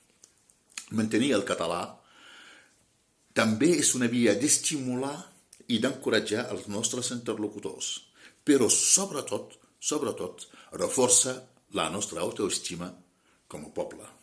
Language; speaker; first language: Catalan; non-native, fluent; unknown